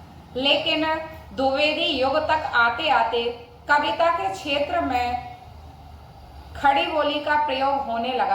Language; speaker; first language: Hindi; native; Hindi